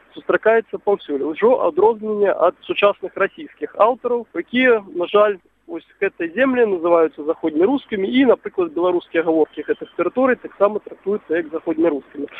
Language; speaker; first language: Belarusian; native; Belarusian